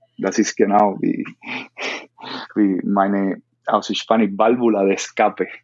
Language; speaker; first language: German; non-native, learner; Spanish